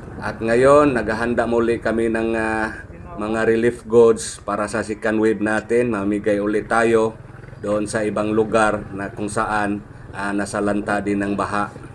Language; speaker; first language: Filipino; non-native, local second language; Cebuano